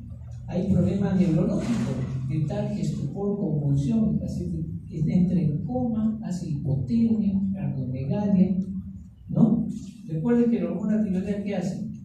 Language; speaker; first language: Spanish; native; Spanish